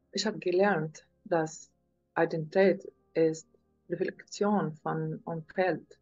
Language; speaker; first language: German; non-native, learner; Arabic